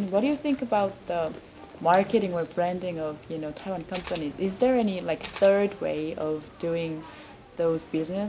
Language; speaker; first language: English; non-native, fluent; Korean